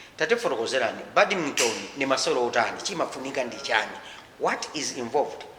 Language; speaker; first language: Nyanja; native; Nyanja